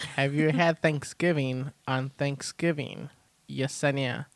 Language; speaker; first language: English; early bilingual, other home language; Spanish